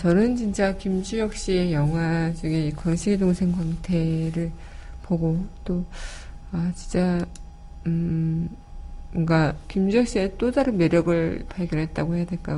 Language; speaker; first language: Korean; native; Korean